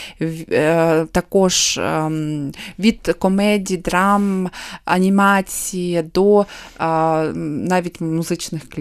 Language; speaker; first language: Ukrainian; non-native, local second language; Russian